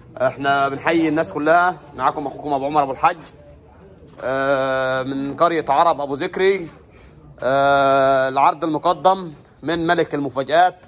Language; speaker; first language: Arabic; native; Arabic